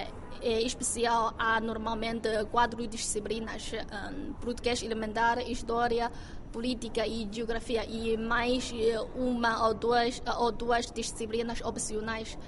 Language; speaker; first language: Portuguese; non-native, fluent; Chinese